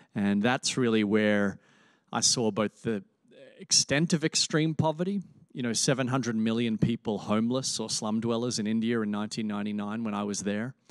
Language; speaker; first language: English; native; English